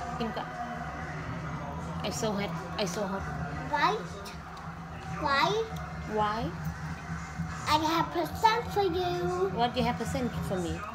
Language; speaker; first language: English; non-native, learner; Thai